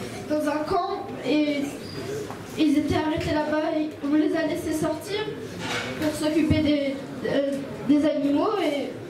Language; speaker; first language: French; early bilingual, other home language; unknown